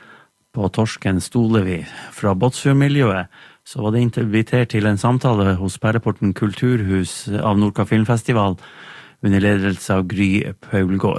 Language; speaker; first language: Norwegian; native; Norwegian